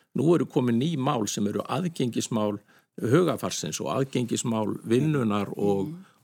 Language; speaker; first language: Icelandic; native; Icelandic